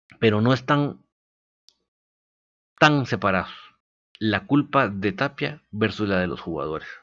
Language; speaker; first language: Spanish; native; Spanish